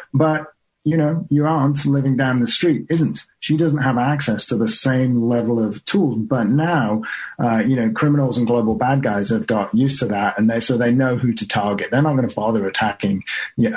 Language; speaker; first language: English; native; English